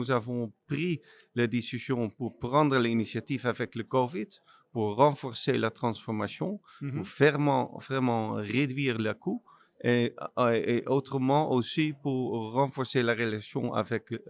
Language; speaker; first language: French; non-native, learner; Dutch